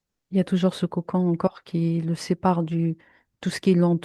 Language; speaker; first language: French; native; French